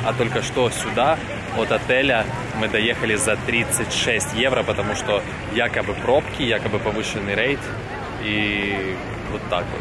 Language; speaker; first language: Russian; native; Russian